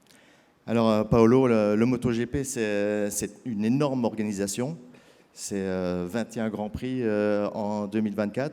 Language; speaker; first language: French; native; French